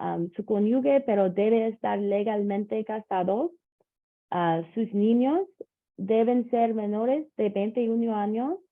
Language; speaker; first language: Spanish; non-native, learner; English